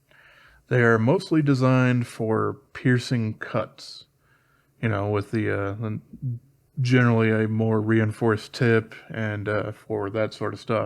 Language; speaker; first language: English; native; English